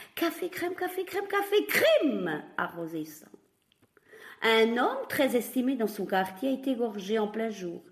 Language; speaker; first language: French; non-native, fluent; Portuguese